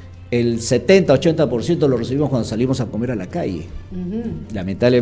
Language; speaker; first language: Spanish; native; Spanish